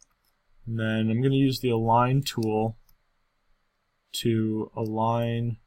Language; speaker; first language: English; native; English